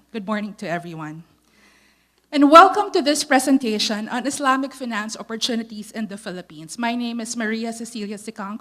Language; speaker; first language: English; non-native, local second language; Filipino